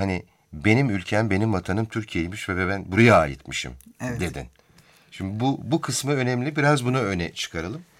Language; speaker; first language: Turkish; native; Turkish